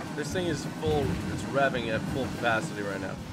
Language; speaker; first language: English; native; English